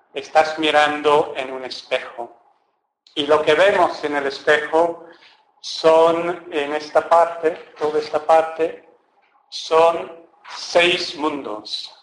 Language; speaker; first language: Spanish; non-native, fluent; English